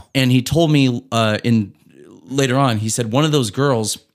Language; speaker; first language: English; native; English